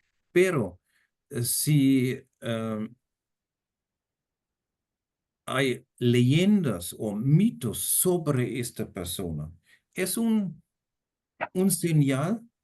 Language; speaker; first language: Spanish; non-native, fluent; German